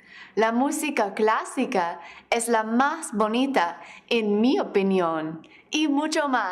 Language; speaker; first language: Spanish; non-native, fluent; English